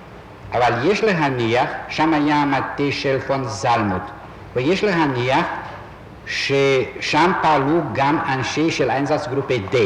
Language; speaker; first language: Hebrew; non-native, fluent; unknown